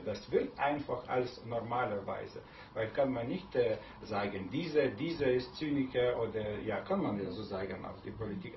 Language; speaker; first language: German; non-native, learner; Lithuanian